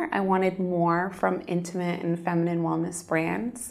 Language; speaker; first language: English; native; English